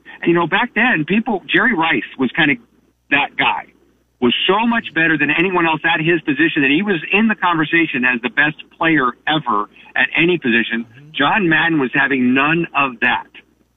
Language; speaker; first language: English; native; English